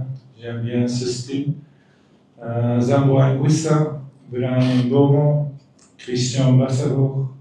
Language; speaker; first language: French; non-native, fluent; Dutch